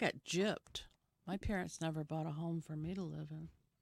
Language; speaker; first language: English; native; English